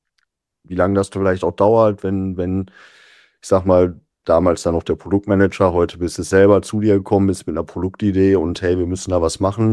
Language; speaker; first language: German; native; German